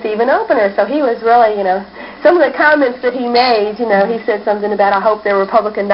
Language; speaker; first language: English; native; English